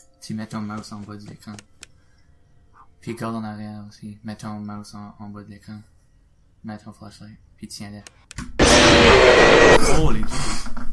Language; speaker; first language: French; early bilingual, heritage; French